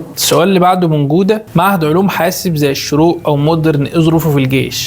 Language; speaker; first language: Arabic; native; Arabic